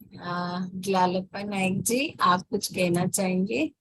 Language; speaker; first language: Hindi; native; Hindi